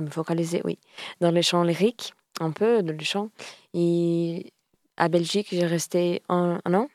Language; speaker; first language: French; non-native, learner; Portuguese